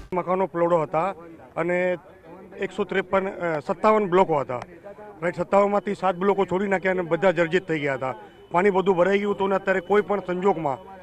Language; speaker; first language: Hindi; non-native, local second language; Gujarati